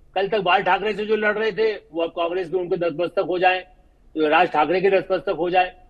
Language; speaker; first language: Hindi; native; Hindi